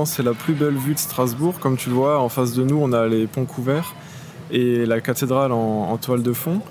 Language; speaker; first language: French; native; French